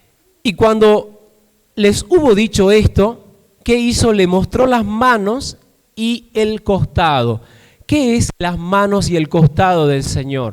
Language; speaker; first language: Spanish; native; Spanish